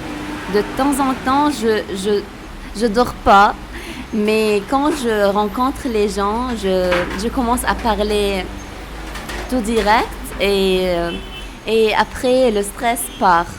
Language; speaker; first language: French; non-native, local second language; Arabic